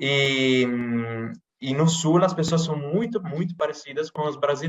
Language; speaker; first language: Portuguese; non-native, fluent; Italian